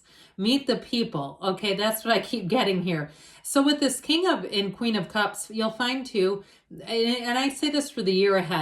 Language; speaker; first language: English; native; English